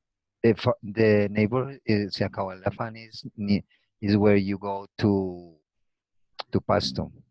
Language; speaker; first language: English; non-native, learner; Spanish